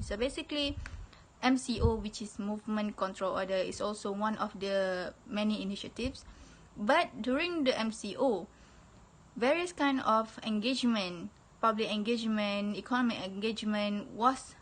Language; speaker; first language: English; non-native, local second language; Malay